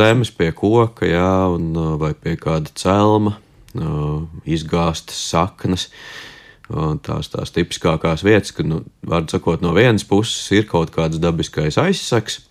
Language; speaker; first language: Latvian; native; Latvian